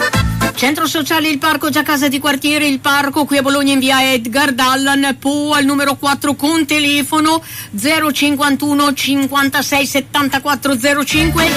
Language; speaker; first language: Italian; native; Italian